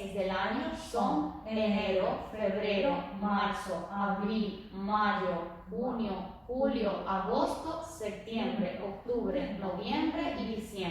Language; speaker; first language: Spanish; non-native, learner; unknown